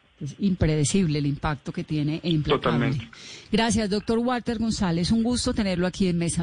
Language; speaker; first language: Spanish; native; Spanish